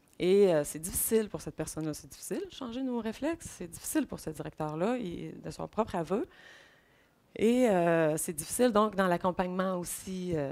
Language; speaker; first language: French; native; French